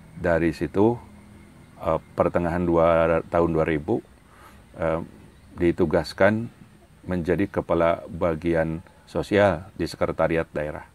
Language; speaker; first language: Indonesian; non-native, local second language; Sundanese